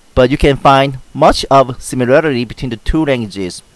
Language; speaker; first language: English; non-native, fluent; Korean